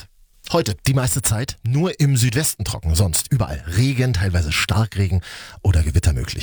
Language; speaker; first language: German; native; German